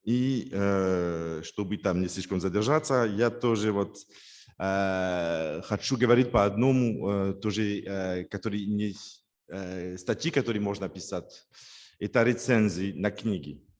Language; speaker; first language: Russian; non-native, fluent; French